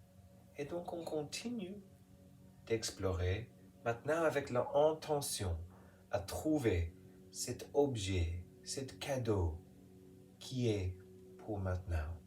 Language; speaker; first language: French; non-native, fluent; English